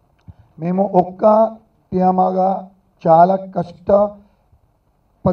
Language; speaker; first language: Telugu; non-native, learner; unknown